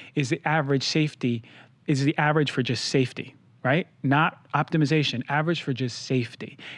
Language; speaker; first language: English; native; English